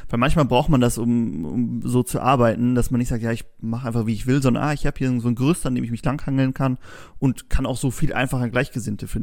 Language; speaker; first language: German; native; German